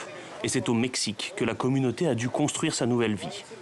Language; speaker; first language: French; native; French